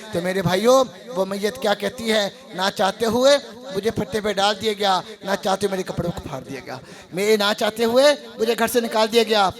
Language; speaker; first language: Urdu; non-native, local second language; Punjabi